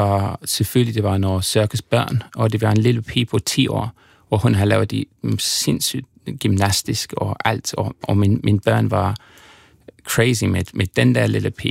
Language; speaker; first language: Danish; non-native, fluent; English